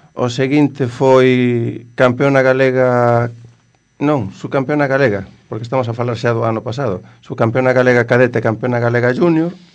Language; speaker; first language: Galician; non-native, local second language; Spanish